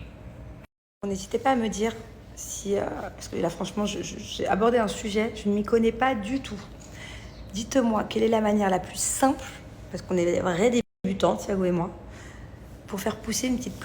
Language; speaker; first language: French; native; French